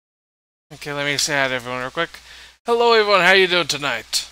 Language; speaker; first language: English; native; English